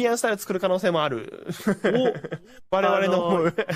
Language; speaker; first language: Japanese; native; Japanese